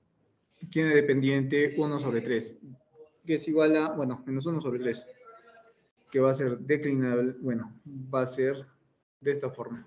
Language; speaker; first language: Spanish; native; Spanish